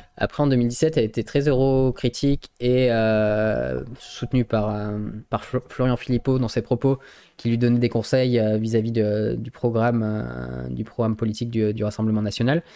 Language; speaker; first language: French; native; French